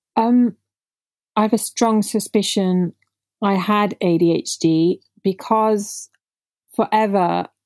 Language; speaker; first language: English; non-native, local second language; Punjabi